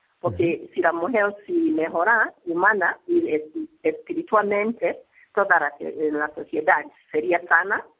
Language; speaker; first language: Spanish; non-native, learner; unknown